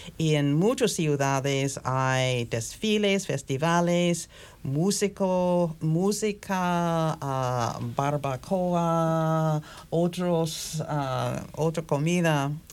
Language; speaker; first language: Spanish; non-native, fluent; English